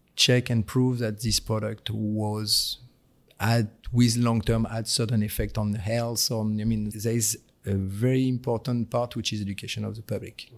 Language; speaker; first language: English; non-native, fluent; French